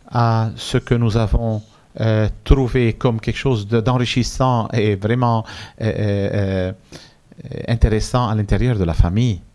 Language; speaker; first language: French; non-native, fluent; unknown